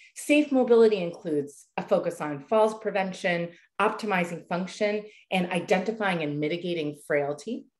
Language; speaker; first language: English; native; English